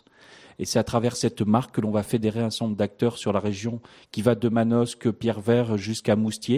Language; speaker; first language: French; native; French